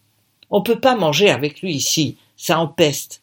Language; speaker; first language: French; native; French